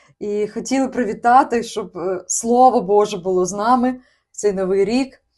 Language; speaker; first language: Ukrainian; non-native, local second language; Russian